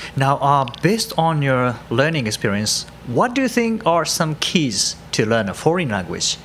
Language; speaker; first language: English; non-native, fluent; Japanese